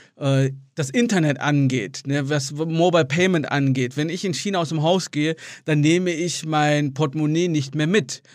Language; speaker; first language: German; native; German